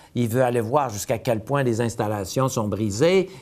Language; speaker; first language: French; native; French